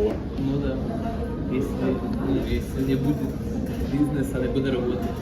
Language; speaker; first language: Russian; non-native, local second language; Ukrainian